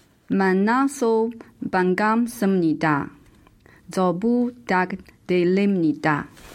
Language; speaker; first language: Korean; non-native, learner; Chinese